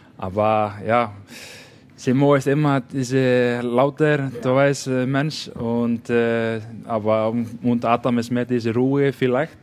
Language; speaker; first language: German; non-native, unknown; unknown